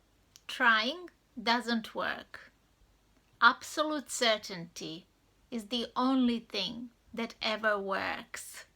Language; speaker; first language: English; non-native, fluent; Serbian